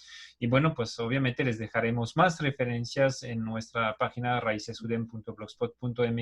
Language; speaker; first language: Spanish; native; Spanish